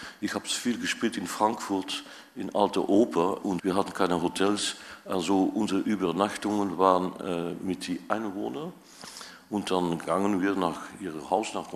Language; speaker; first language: German; non-native, fluent; Dutch